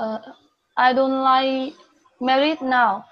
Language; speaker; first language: English; non-native, learner; Vietnamese